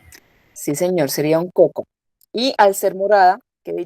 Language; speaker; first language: Spanish; native; Spanish